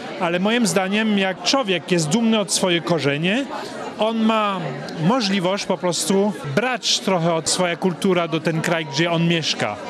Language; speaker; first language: Polish; non-native, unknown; French